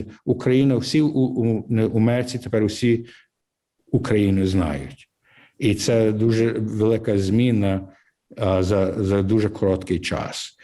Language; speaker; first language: Ukrainian; early bilingual, heritage; English